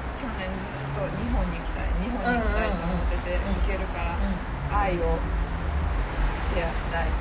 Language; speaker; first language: Japanese; native; Japanese